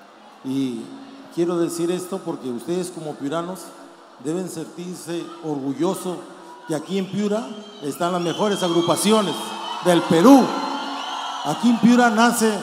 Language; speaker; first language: Spanish; native; Spanish